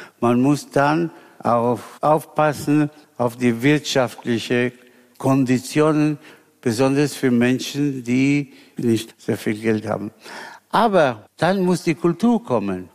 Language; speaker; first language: German; non-native, fluent; Spanish